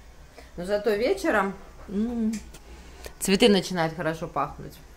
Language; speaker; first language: Russian; native; Russian